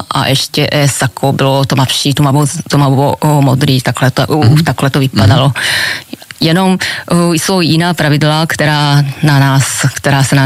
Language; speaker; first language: Czech; non-native, fluent; Japanese